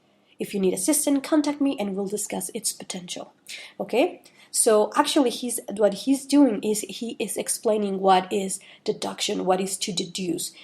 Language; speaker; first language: English; non-native, fluent; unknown